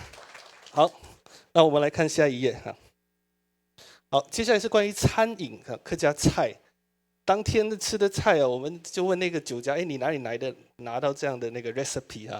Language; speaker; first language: Chinese; native; Chinese